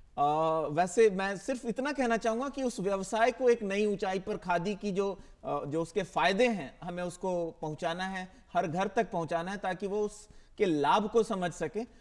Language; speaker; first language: Hindi; native; Hindi